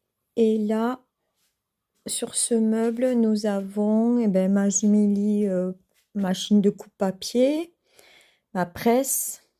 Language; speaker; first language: French; native; French